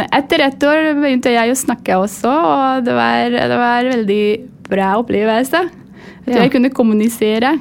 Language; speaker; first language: Norwegian; non-native, fluent; Hungarian